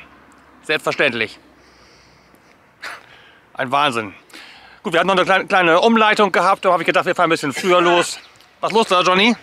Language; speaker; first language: German; native; German